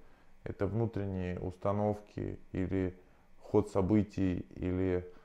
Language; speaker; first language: Russian; native; Russian